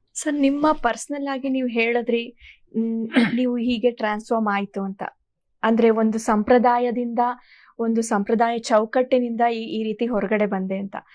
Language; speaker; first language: Kannada; non-native, local second language; Telugu